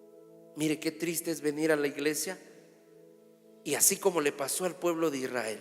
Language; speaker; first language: Spanish; native; Spanish